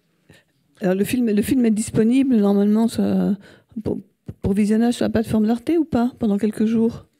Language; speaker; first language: French; native; French